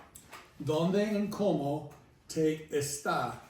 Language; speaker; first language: Spanish; non-native, fluent; English